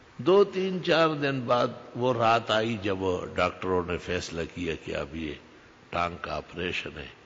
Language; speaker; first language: Urdu; non-native, local second language; Pashto